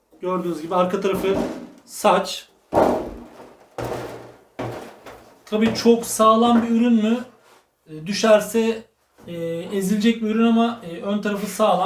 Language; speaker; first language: Turkish; native; Turkish